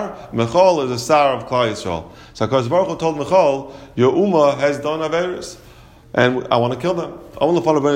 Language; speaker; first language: English; native; English